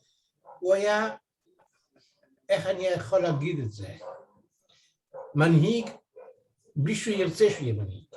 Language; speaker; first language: Hebrew; early bilingual, other home language; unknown